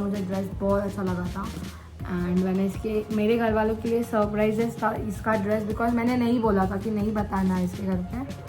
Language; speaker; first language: Hindi; native; Hindi